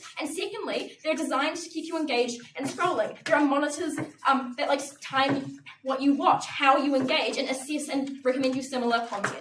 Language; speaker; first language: English; native; English